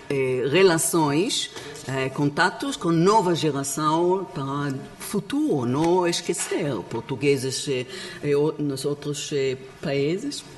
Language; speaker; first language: Portuguese; non-native, learner; Hebrew